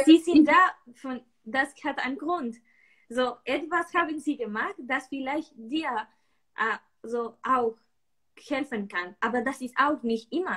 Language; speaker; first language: German; non-native, learner; Spanish